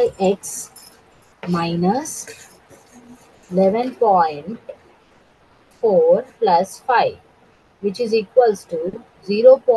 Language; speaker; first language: English; non-native, local second language; Telugu